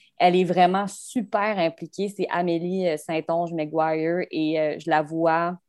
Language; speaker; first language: French; native; French